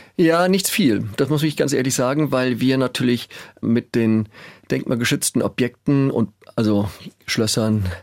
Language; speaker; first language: German; native; German